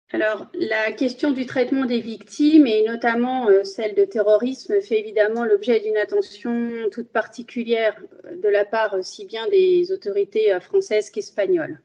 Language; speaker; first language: French; early bilingual, other home language; Spanish